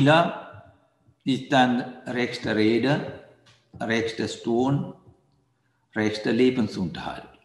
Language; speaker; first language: German; non-native, fluent; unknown